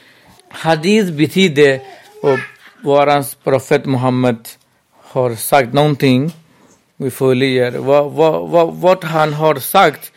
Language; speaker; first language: Swedish; non-native, local second language; Burmese